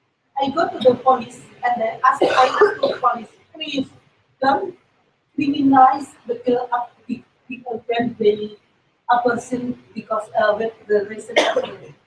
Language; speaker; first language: English; non-native, learner; Indonesian